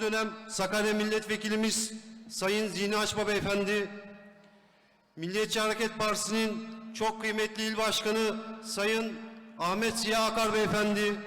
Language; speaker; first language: Turkish; native; Turkish